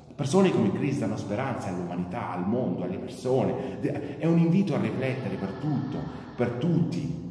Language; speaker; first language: Italian; early bilingual, other home language; Arabic